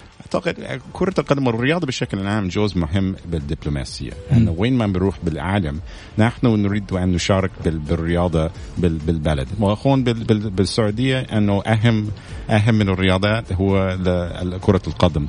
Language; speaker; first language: Arabic; non-native, fluent; English